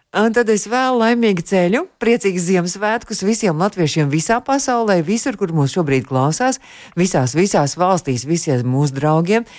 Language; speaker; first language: Latvian; native; Latvian